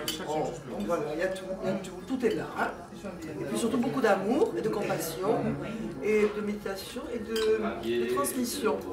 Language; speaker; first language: French; native; French